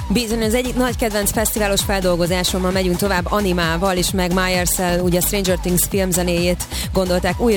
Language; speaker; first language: Hungarian; native; Hungarian